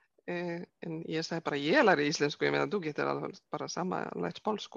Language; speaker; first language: Icelandic; non-native, fluent; Polish